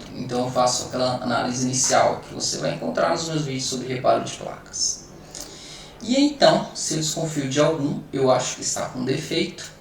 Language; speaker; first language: Portuguese; native; Portuguese